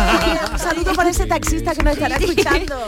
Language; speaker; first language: Spanish; native; Spanish